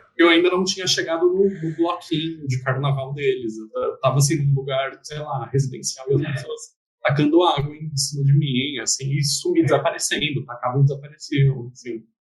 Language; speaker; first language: Portuguese; native; Portuguese